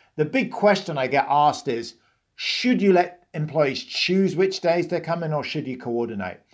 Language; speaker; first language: English; native; English